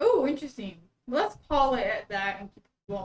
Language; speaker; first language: English; native; English